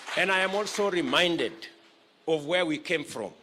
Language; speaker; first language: English; non-native, local second language; Kalenjin